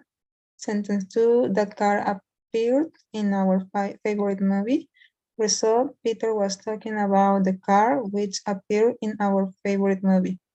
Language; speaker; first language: English; non-native, learner; Spanish